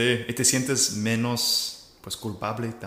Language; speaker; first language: Spanish; non-native, fluent; English